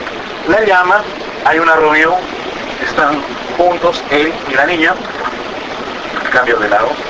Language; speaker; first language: Spanish; native; Spanish